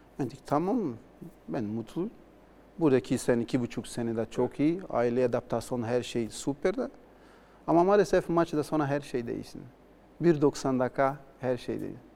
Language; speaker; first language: Turkish; non-native, learner; Portuguese